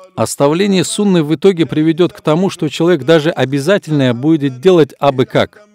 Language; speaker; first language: Russian; non-native, local second language; Avaric